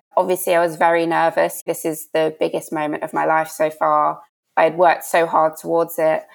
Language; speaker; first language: English; native; English